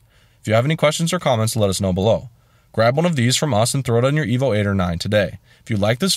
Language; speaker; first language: English; native; English